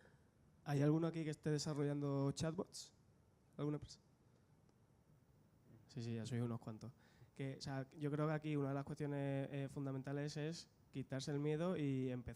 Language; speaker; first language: Spanish; native; Spanish